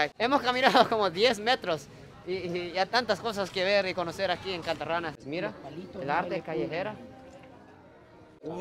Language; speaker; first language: Spanish; non-native, fluent; Japanese